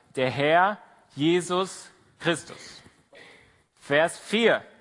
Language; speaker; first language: German; native; German